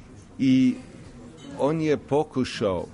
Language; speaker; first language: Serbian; non-native, fluent; English